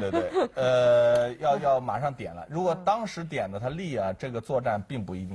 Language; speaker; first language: Chinese; native; Chinese